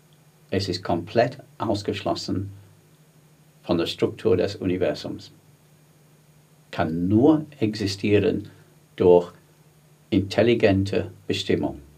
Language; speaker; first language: German; non-native, fluent; English